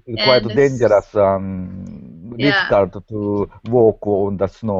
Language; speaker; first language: English; non-native, learner; Japanese